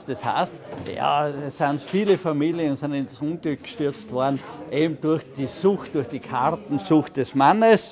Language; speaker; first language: German; native; German